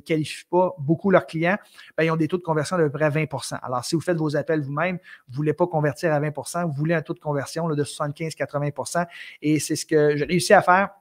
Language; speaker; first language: French; native; French